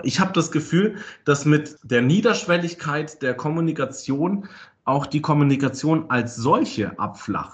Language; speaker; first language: German; native; German